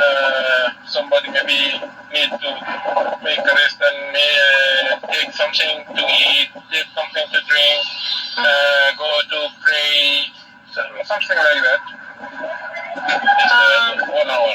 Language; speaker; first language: English; non-native, learner; Arabic